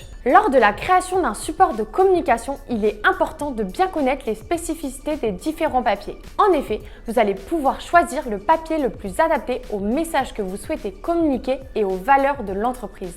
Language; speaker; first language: French; native; French